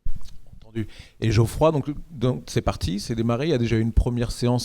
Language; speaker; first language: French; native; French